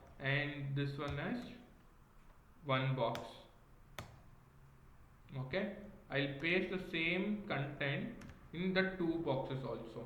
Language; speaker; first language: English; non-native, local second language; Kannada